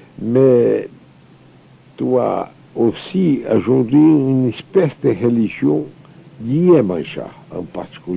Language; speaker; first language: French; non-native, fluent; Portuguese